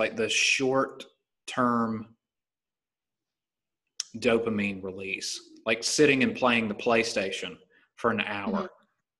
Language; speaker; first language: English; native; English